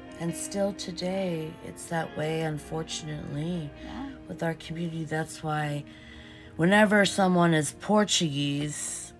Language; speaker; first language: English; early bilingual, other home language; Portuguese